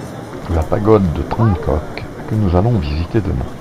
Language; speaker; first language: French; native; French